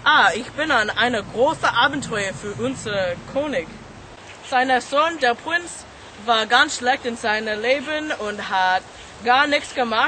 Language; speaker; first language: German; non-native, learner; English